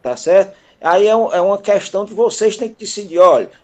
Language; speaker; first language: Portuguese; native; Portuguese